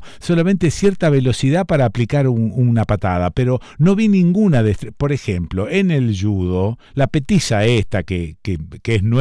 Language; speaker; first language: Spanish; native; Spanish